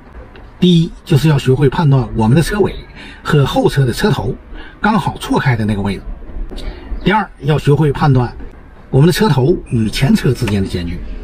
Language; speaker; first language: Chinese; native; Chinese